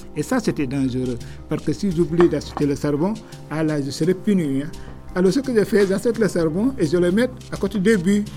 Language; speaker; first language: French; non-native, local second language; Wolof